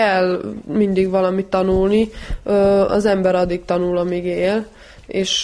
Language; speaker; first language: Hungarian; early bilingual, heritage; Hungarian